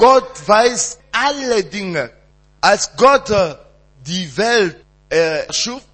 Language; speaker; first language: German; non-native, learner; French